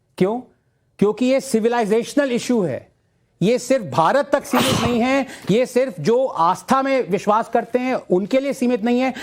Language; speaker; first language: Hindi; non-native, local second language; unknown